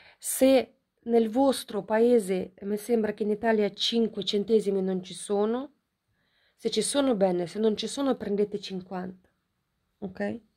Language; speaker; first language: Italian; non-native, fluent; Ukrainian